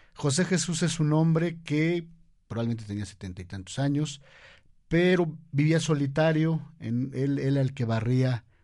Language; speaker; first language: Spanish; native; Spanish